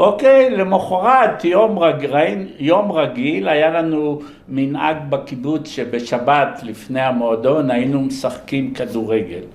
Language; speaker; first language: Hebrew; early bilingual, other home language; Polish